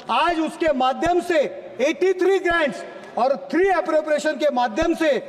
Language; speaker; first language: Hindi; non-native, local second language; Marathi